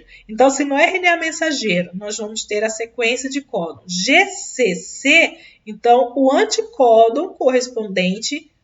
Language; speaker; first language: Portuguese; native; Portuguese